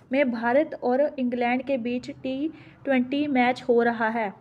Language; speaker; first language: Hindi; non-native, local second language; Punjabi